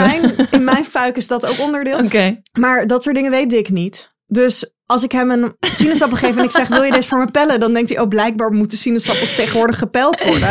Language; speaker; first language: Dutch; native; Dutch